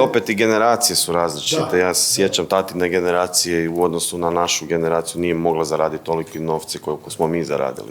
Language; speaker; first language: Bosnian; native; Bosnian